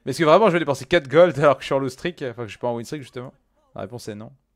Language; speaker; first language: French; native; French